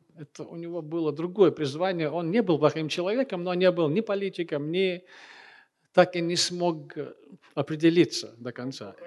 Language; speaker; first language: Russian; non-native, local second language; Chechen